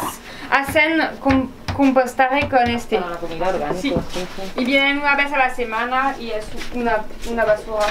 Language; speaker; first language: Spanish; non-native, fluent; French